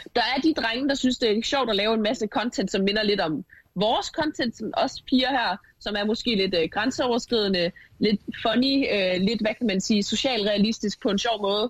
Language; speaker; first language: Danish; native; Danish